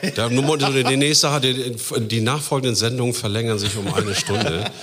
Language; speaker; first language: German; native; German